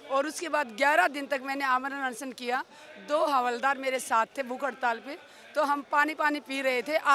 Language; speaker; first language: Hindi; native; Hindi